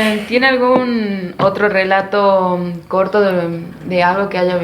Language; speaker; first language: Spanish; native; Spanish